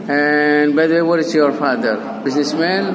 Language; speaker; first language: English; non-native, fluent; Indonesian